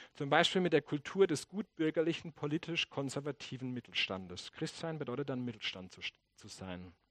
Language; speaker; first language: German; native; German